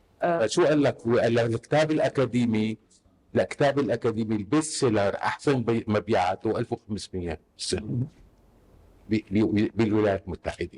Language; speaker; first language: Arabic; native; Arabic